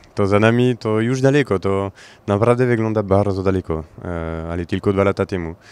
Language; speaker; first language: Polish; non-native, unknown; French